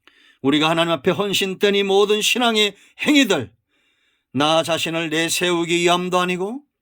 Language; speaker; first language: Korean; native; Korean